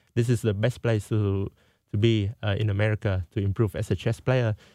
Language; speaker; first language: English; non-native, fluent; Vietnamese